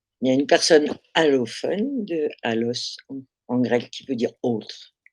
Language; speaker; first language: French; native; French